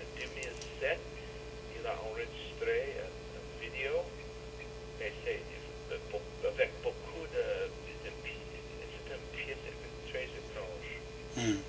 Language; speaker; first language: French; non-native, fluent; English